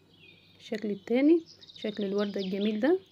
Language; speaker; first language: Arabic; native; Arabic